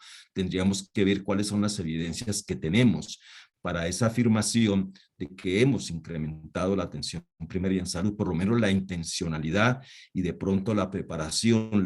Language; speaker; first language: Spanish; native; Spanish